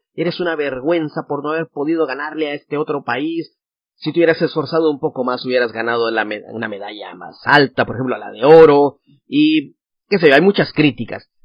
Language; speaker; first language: Spanish; native; Spanish